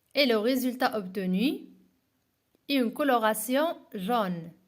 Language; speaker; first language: French; non-native, local second language; Arabic